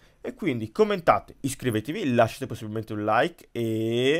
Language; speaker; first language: Italian; native; Italian